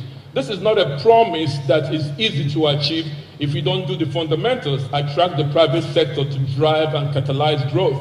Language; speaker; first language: English; non-native, local second language; Igbo